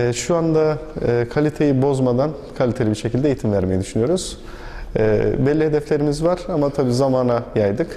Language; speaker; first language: Turkish; native; Turkish